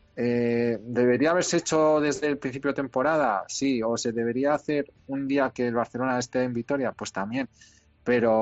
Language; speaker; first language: Spanish; native; Spanish